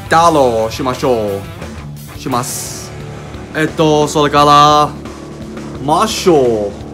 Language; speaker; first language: Japanese; non-native, learner; English